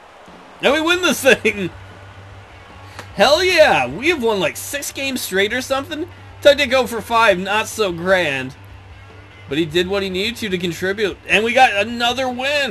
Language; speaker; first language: English; native; English